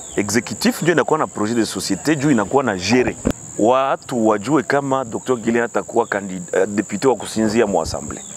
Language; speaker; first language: Swahili; native; Swahili